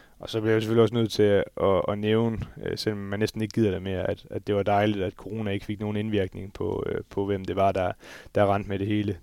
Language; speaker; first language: Danish; native; Danish